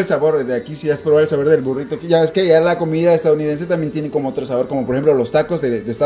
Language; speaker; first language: Spanish; native; Spanish